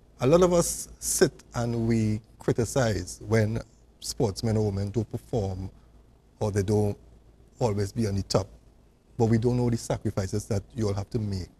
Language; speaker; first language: English; native; English